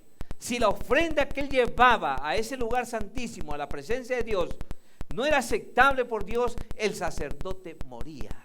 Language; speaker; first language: Spanish; native; Spanish